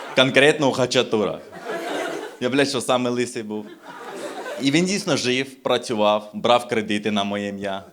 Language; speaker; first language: Ukrainian; non-native, local second language; Russian